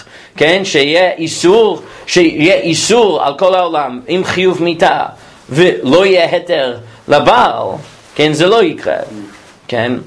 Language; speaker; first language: Hebrew; non-native, fluent; English